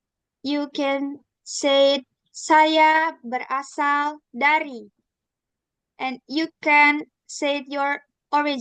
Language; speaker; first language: English; non-native, learner; Indonesian